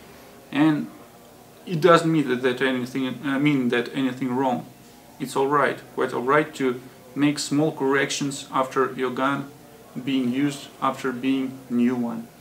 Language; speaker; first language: English; non-native, fluent; Russian